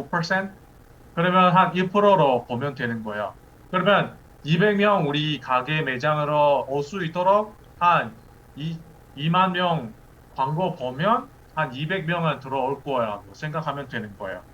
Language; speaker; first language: Korean; early bilingual, heritage; English